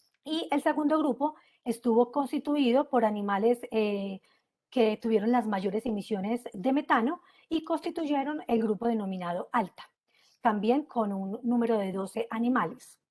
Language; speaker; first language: Spanish; native; Spanish